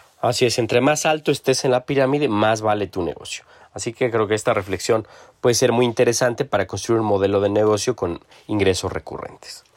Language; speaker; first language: Spanish; native; Spanish